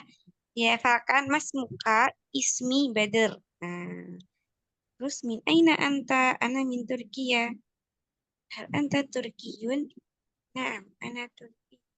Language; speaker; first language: Arabic; non-native, fluent; Indonesian